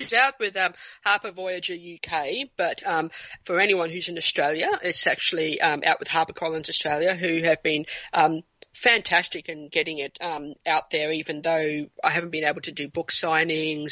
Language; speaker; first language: English; native; English